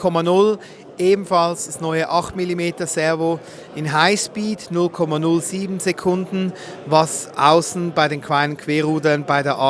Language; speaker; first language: German; native; German